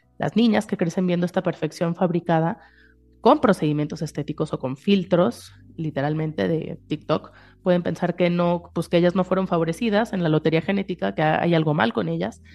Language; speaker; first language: Spanish; native; Spanish